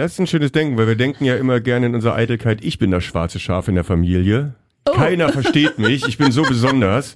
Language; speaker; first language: German; native; German